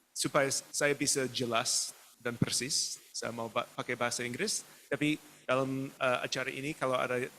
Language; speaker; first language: Indonesian; non-native, fluent; English